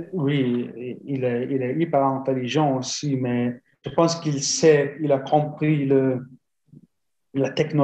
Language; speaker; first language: French; non-native, fluent; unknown